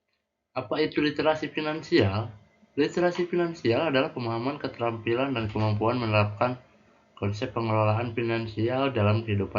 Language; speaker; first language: Indonesian; native; Indonesian